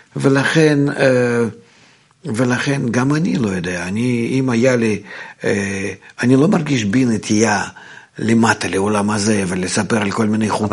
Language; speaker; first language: Hebrew; non-native, fluent; Russian